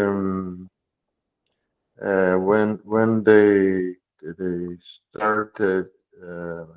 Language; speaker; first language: English; non-native, learner; Portuguese